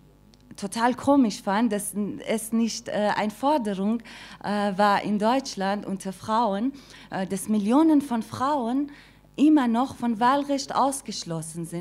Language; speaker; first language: German; non-native, fluent; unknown